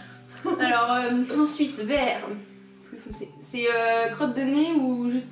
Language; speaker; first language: French; native; French